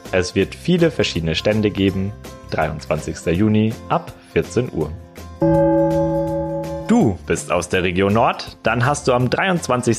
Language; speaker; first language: German; native; German